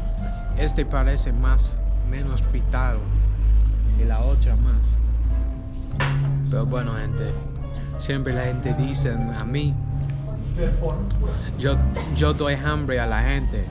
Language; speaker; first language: Spanish; non-native, learner; English